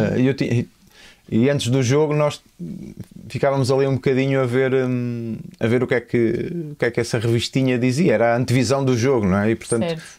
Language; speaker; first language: Portuguese; native; Portuguese